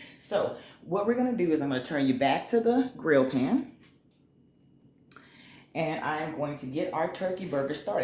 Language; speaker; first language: English; native; English